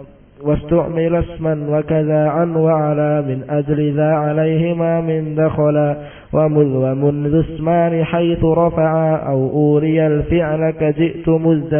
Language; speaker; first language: Arabic; non-native, learner; Indonesian